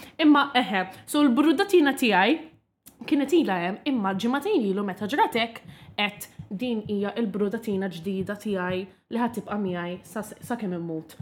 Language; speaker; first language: Maltese; non-native, local second language; English